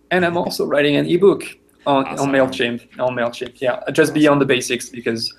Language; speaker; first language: English; non-native, fluent; French